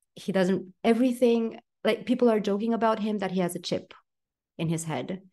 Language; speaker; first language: English; non-native, fluent; Romanian